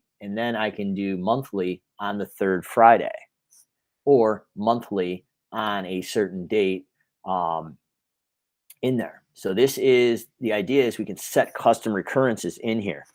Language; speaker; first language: English; native; English